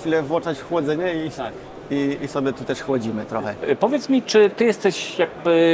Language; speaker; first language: Polish; native; Polish